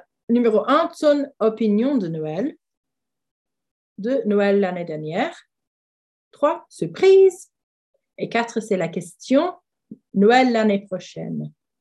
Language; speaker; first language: French; non-native, fluent; English